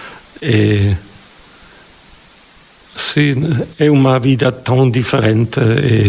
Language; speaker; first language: Portuguese; non-native, fluent; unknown